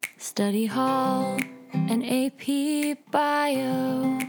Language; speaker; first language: English; native; English